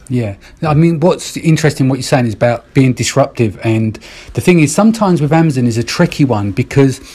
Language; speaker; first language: English; native; English